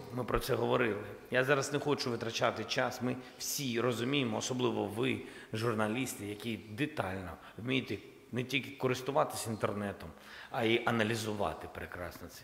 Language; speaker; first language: Ukrainian; non-native, local second language; Russian